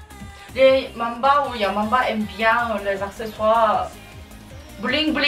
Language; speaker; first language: French; non-native, learner; Japanese